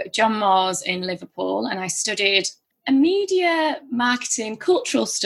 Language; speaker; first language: English; native; English